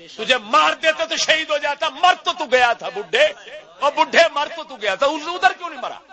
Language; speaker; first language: Urdu; non-native, local second language; Punjabi